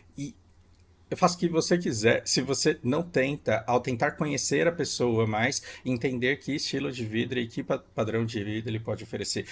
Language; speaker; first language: Portuguese; native; Portuguese